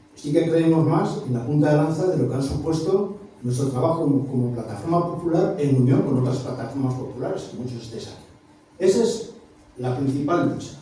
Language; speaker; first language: Spanish; native; Spanish